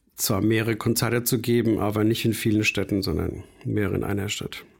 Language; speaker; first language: German; native; German